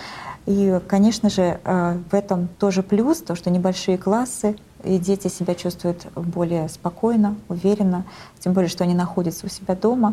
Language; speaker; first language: Russian; native; Russian